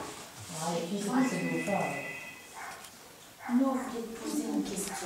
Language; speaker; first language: French; native; French